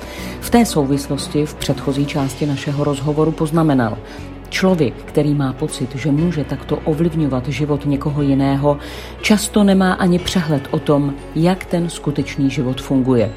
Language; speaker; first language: Czech; native; Czech